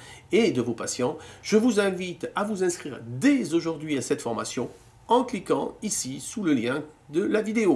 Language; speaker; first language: French; native; French